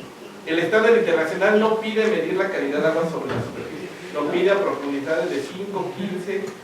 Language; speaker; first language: Spanish; native; Spanish